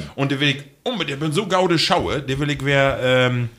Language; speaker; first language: German; native; German